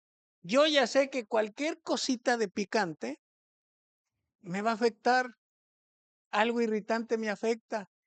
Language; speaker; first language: Spanish; native; Spanish